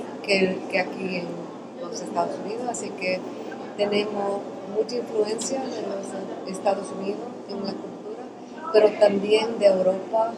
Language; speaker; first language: Spanish; early bilingual, other home language; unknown